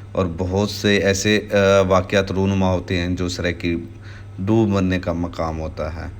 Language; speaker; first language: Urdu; non-native, local second language; Saraiki